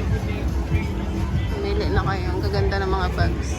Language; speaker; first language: Filipino; native; Filipino